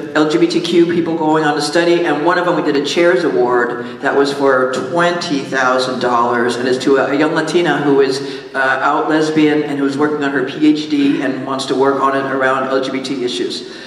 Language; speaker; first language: English; native; English